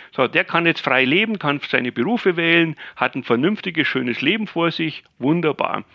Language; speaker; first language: German; native; German